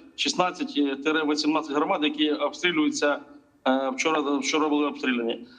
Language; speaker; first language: Ukrainian; native; Ukrainian